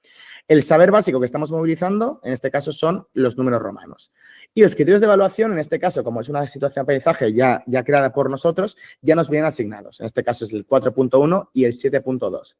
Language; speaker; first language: Spanish; native; Spanish